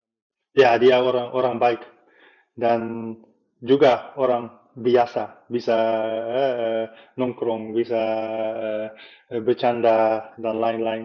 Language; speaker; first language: Indonesian; non-native, fluent; Dutch